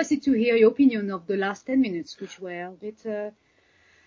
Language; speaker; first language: English; non-native, fluent; French